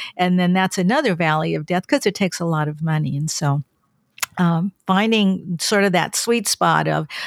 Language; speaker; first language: English; native; English